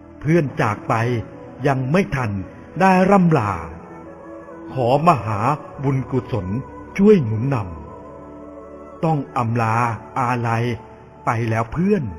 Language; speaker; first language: Thai; native; Thai